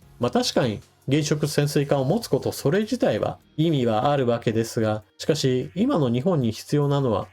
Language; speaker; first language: Japanese; native; Japanese